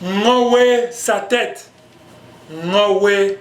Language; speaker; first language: French; non-native, local second language; Basaa